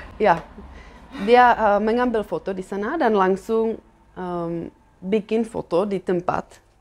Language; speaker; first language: Indonesian; non-native, fluent; Czech